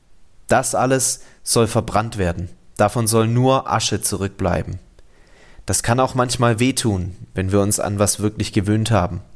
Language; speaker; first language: German; native; German